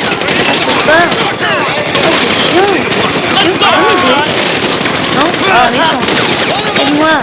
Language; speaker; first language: French; native; French